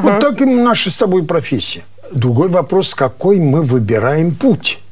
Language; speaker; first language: Russian; non-native, local second language; Armenian